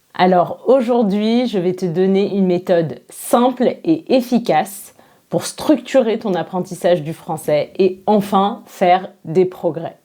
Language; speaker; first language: French; native; French